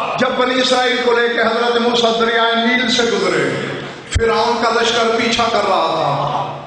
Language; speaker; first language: Urdu; non-native, local second language; Saraiki